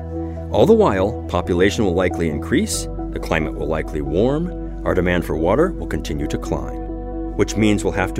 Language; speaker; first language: English; native; English